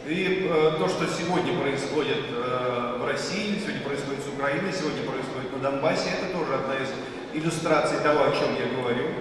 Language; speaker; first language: Russian; native; Russian